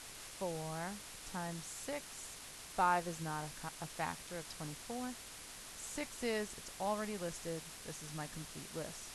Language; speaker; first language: English; native; English